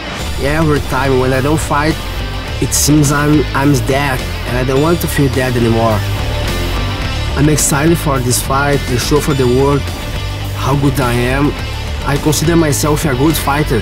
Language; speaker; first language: English; non-native, fluent; Portuguese